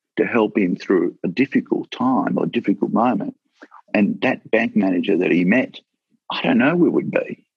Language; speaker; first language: English; native; English